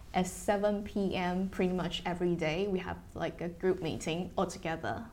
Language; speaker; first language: English; non-native, fluent; Chinese